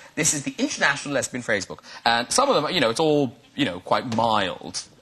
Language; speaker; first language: English; native; English